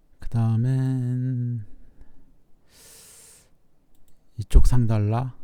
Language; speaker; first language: Korean; native; Korean